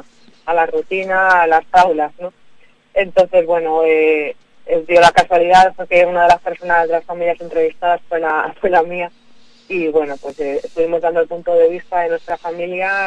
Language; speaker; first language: Spanish; native; Spanish